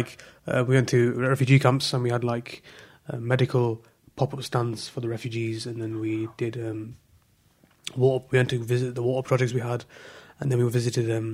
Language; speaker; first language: English; native; English